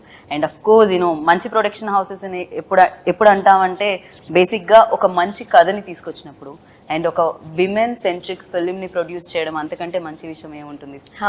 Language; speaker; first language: Telugu; native; Telugu